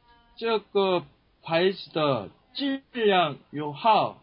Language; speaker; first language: Chinese; non-native, learner; Korean